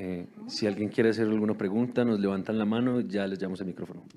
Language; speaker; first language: Spanish; native; Spanish